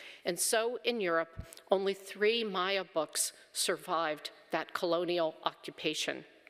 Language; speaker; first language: English; native; English